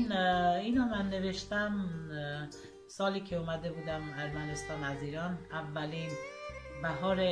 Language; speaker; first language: Persian; non-native, local second language; Armenian